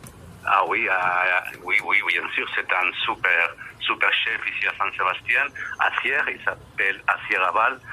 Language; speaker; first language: French; non-native, learner; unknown